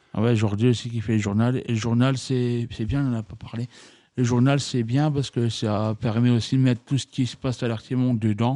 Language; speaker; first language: French; native; French